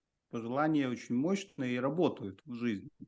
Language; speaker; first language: Russian; native; Russian